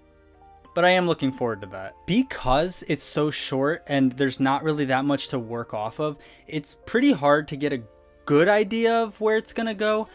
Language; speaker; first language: English; native; English